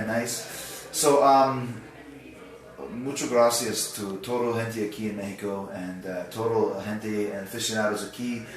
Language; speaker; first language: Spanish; non-native, learner; English